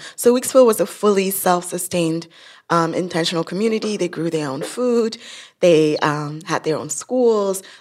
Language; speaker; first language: English; non-native, local second language; Yoruba